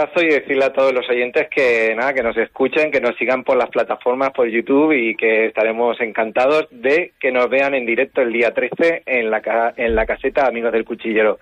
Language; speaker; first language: Spanish; native; Spanish